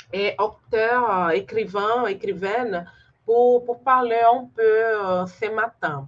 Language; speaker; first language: French; non-native, fluent; Portuguese